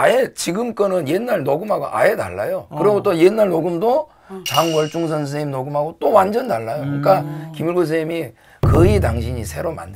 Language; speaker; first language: Korean; native; Korean